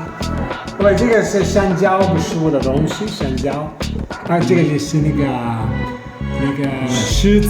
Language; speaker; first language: Chinese; non-native, learner; Italian